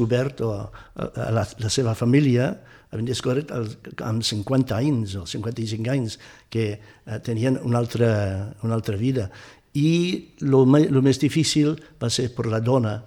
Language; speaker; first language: Catalan; non-native, fluent; English